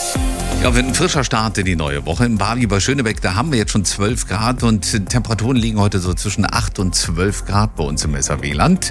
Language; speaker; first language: German; native; German